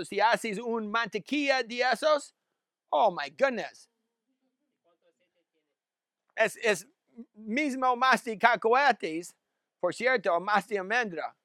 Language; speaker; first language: Spanish; non-native, learner; English